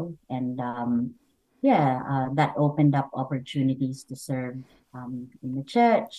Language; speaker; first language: English; non-native, local second language; Bikol